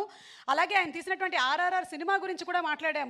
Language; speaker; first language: Telugu; native; Telugu